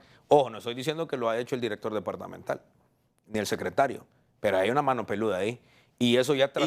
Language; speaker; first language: Spanish; native; Spanish